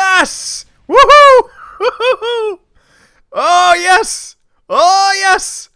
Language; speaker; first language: English; native; English